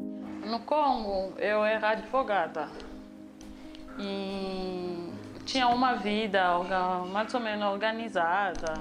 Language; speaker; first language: Portuguese; non-native, fluent; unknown